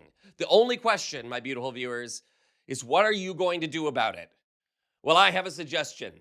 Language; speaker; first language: English; native; English